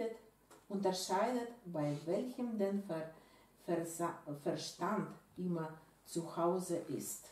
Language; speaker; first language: German; non-native, learner; Russian